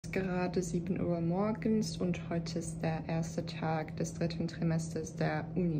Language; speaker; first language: German; non-native, fluent; Turkish